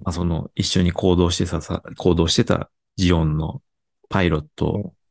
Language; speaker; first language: Japanese; native; Japanese